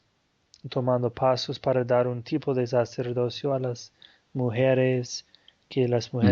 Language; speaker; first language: Spanish; non-native, fluent; Portuguese